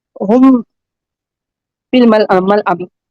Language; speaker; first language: Arabic; non-native, learner; Urdu